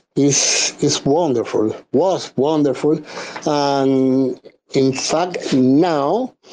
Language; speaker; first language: English; non-native, learner; Spanish